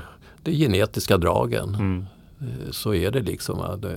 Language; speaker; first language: Swedish; native; Swedish